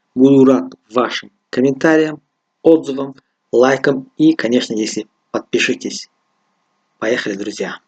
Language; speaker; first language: Russian; non-native, local second language; Tajik